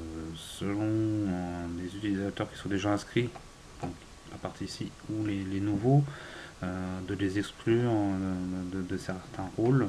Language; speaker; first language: French; native; French